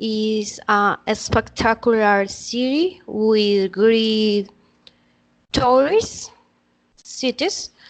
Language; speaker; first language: English; non-native, learner; Spanish